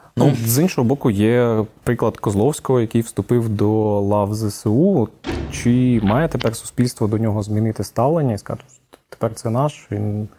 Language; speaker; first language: Ukrainian; native; Ukrainian